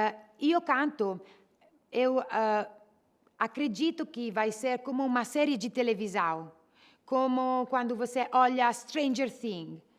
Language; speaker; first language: Portuguese; non-native, fluent; Italian